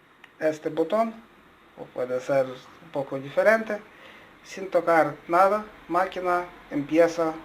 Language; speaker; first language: Spanish; non-native, learner; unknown